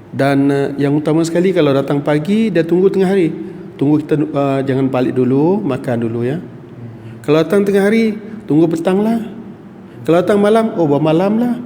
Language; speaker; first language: Malay; non-native, local second language; Iban